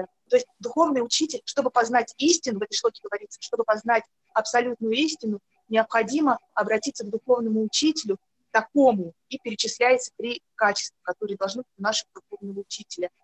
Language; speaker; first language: Russian; native; Russian